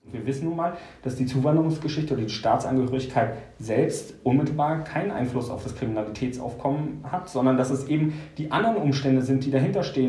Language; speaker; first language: German; native; German